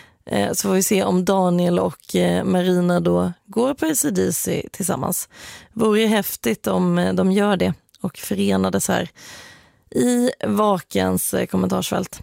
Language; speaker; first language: Swedish; native; Swedish